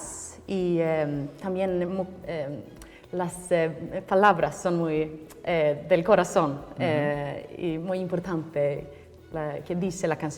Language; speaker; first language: Spanish; non-native, learner; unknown